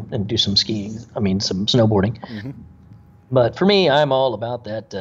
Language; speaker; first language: English; native; English